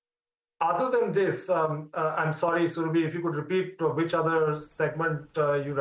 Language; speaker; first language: English; non-native, local second language; Hindi